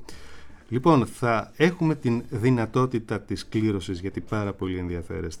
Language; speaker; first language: Greek; native; Greek